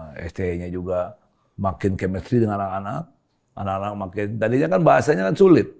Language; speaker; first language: Indonesian; native; Indonesian